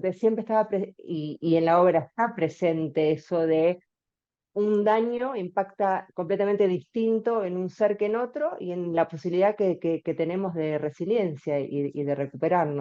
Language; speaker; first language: Spanish; native; Spanish